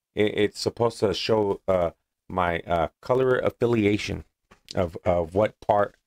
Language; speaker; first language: English; early bilingual, other home language; Spanish